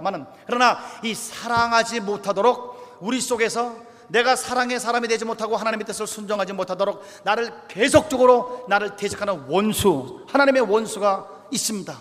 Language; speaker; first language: Korean; native; Korean